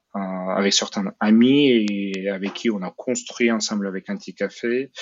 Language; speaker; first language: French; non-native, fluent; Ukrainian